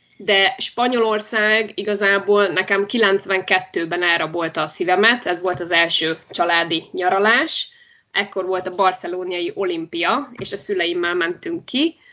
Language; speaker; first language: Hungarian; native; Hungarian